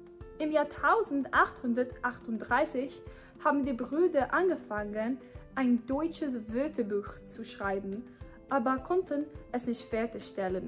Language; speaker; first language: German; non-native, fluent; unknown